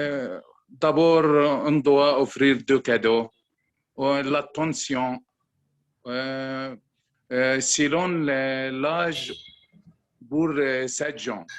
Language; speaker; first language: French; non-native, learner; Arabic